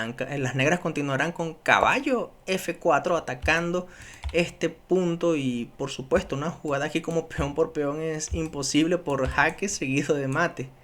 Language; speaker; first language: Spanish; native; Spanish